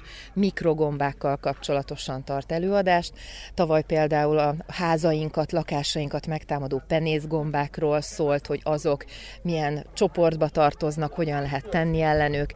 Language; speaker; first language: Hungarian; native; Hungarian